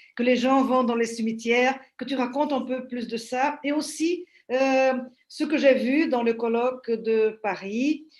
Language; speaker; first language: French; non-native, fluent; Portuguese